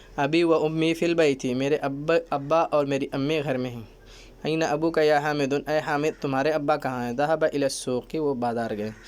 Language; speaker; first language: Urdu; native; Urdu